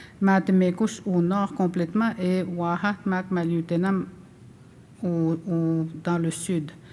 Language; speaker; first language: French; non-native, local second language; Innu-aimun